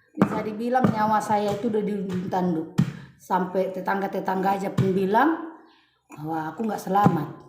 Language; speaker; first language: Indonesian; non-native, local second language; Batak Toba